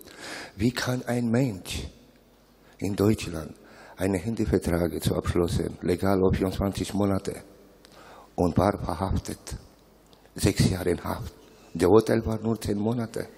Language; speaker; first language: German; non-native, learner; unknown